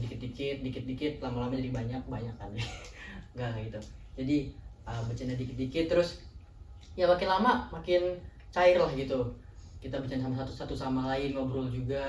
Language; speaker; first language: Indonesian; native; Indonesian